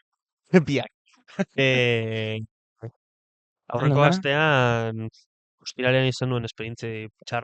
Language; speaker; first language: Basque; non-native, local second language; Spanish